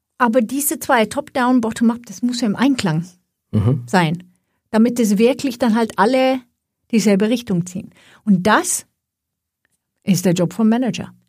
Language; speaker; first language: German; non-native, fluent; Swedish